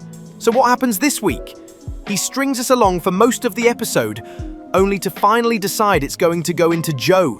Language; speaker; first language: English; native; English